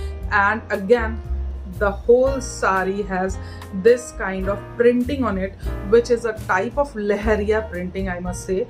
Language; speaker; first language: English; non-native, local second language; Hindi